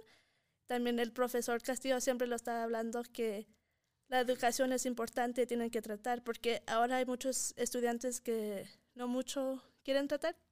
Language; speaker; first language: Spanish; early bilingual, heritage; Spanish